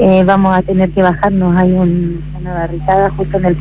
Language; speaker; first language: Spanish; native; Spanish